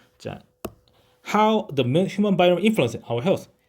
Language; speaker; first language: English; non-native, fluent; Korean